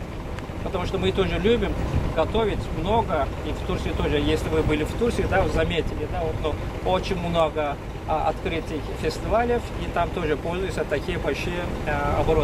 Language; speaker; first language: Russian; non-native, fluent; Turkish